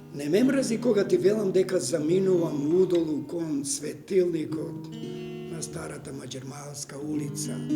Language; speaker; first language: Macedonian; non-native, local second language; Serbian